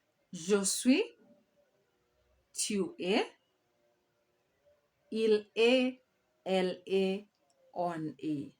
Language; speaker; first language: French; non-native, fluent; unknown